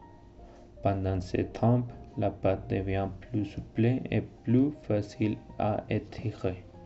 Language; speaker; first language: French; non-native, learner; Spanish